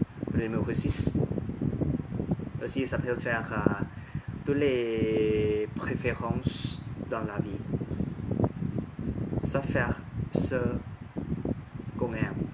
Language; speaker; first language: French; non-native, learner; Thai